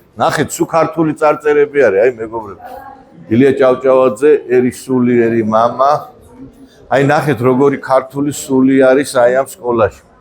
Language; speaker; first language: Georgian; native; Georgian